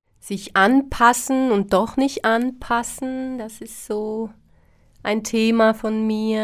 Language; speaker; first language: German; early bilingual, other home language; Slovak